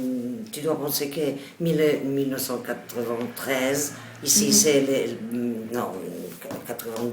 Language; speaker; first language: French; non-native, learner; Catalan